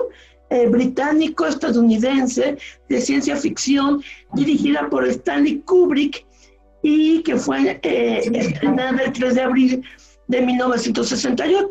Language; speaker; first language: Spanish; native; Spanish